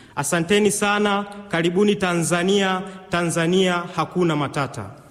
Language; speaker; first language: German; non-native, fluent; Swahili